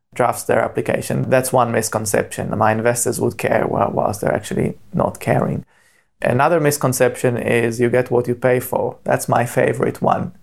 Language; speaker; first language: English; non-native, fluent; Hebrew